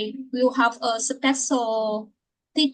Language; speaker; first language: English; non-native, learner; Vietnamese